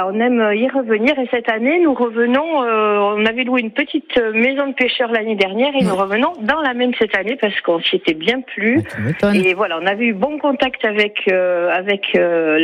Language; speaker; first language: French; native; French